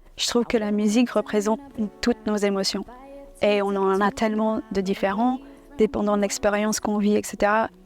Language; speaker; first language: French; early bilingual, other home language; English